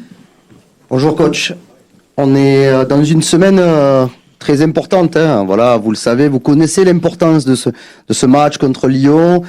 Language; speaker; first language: French; native; French